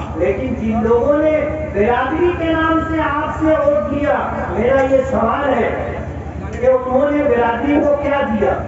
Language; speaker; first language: Urdu; native; Urdu